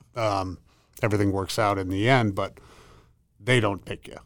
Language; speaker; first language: English; native; English